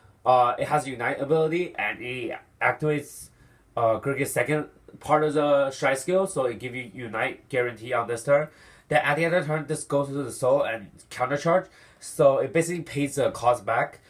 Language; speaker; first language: English; non-native, fluent; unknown